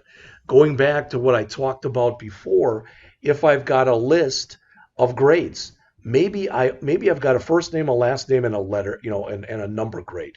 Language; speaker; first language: English; native; English